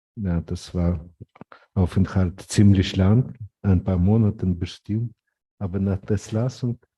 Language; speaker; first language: German; non-native, fluent; Ukrainian